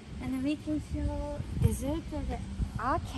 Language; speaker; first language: English; non-native, fluent; Japanese